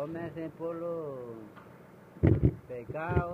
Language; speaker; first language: Spanish; non-native, local second language; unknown